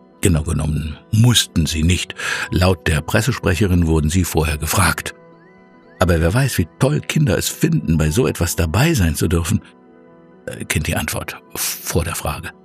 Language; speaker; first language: German; native; German